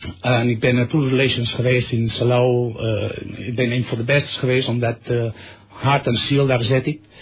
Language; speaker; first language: Dutch; non-native, fluent; Catalan